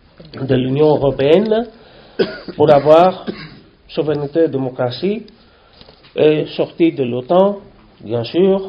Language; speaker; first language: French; non-native, learner; Greek